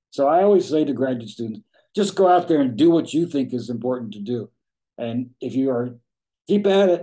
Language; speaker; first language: English; native; English